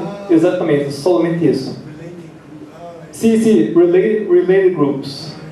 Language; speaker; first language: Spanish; non-native, learner; Portuguese